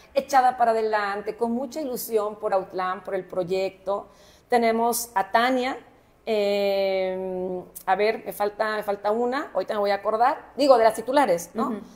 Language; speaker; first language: Spanish; native; Spanish